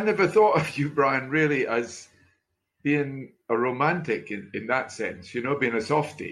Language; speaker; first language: English; native; English